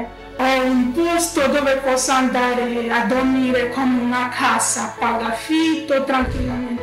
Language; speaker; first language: Italian; non-native, learner; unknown